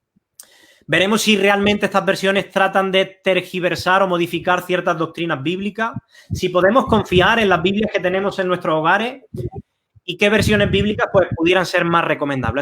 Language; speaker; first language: Spanish; native; Spanish